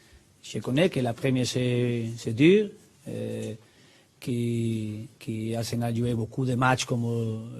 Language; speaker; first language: French; non-native, learner; Spanish